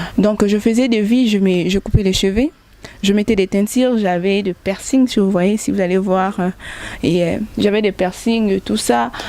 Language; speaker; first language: French; non-native, local second language; Lingala